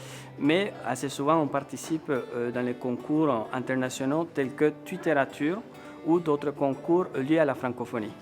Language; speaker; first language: French; non-native, local second language; Spanish